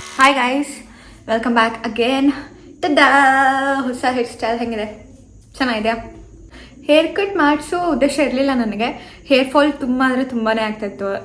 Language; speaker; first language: Kannada; native; Kannada